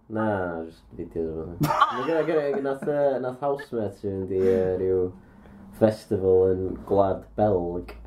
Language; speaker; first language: Welsh; native; Welsh